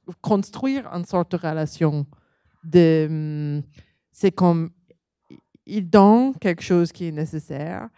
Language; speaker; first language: French; non-native, learner; English